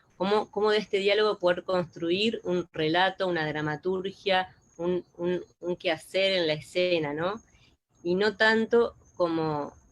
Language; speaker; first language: Spanish; native; Spanish